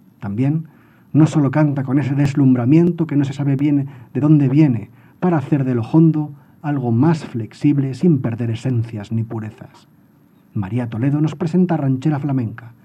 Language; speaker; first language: Spanish; native; Spanish